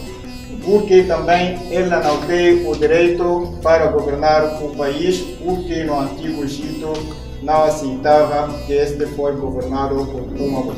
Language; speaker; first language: Portuguese; non-native, fluent; Arabic